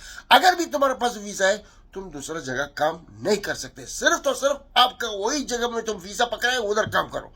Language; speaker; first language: Hindi; non-native, learner; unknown